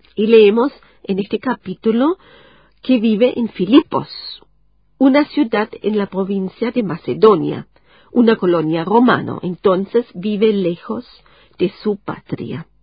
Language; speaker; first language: Spanish; non-native, fluent; German